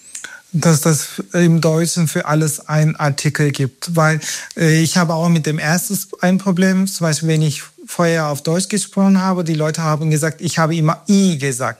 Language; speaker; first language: German; non-native, learner; Turkish